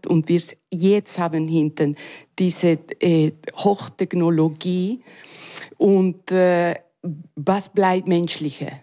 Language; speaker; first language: German; non-native, learner; Spanish